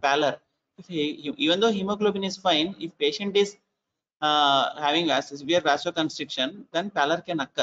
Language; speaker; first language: English; non-native, local second language; Telugu